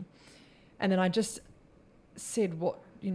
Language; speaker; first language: English; native; English